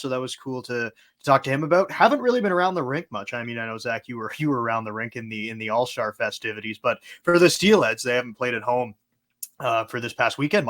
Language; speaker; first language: English; native; English